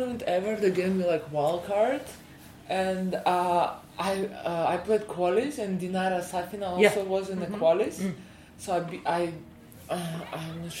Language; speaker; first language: English; non-native, fluent; Russian